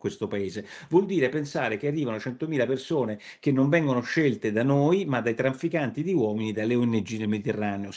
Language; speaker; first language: Italian; native; Italian